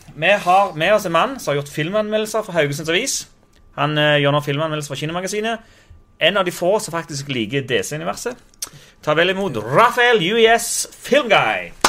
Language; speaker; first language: Norwegian; native; Norwegian